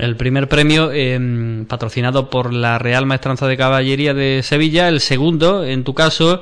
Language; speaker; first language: Spanish; native; Spanish